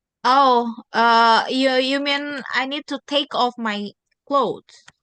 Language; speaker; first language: English; non-native, fluent; Indonesian